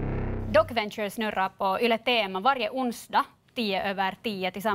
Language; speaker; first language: Swedish; native; Swedish